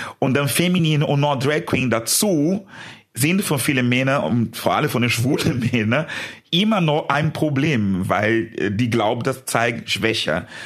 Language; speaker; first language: German; non-native, fluent; Portuguese